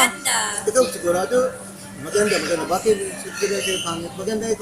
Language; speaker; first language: Filipino; non-native, learner; Persian